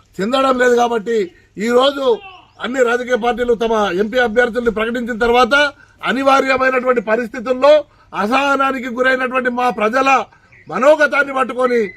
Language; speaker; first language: Telugu; native; Telugu